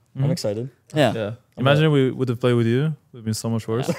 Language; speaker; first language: English; non-native, fluent; Arabic